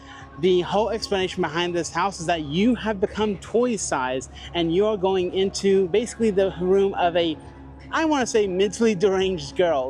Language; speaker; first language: English; native; English